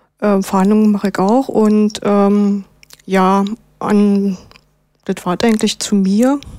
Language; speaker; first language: German; native; German